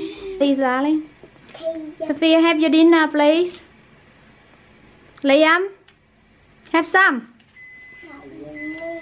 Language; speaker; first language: English; non-native, learner; Vietnamese